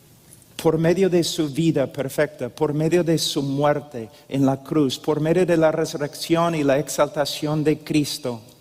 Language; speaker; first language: Spanish; non-native, fluent; English